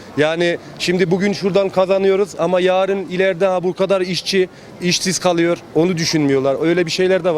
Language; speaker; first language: Turkish; early bilingual, heritage; Turkish